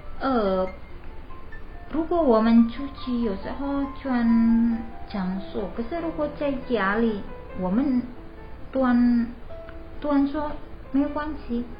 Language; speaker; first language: Chinese; non-native, learner; Indonesian